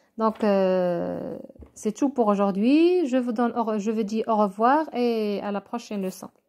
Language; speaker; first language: French; non-native, local second language; Arabic